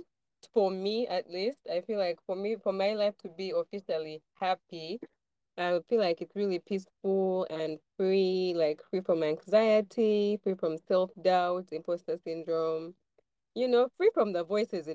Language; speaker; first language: English; non-native, local second language; Ganda